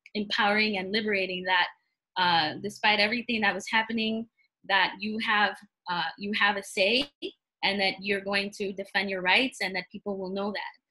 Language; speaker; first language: English; early bilingual, other home language; Spanish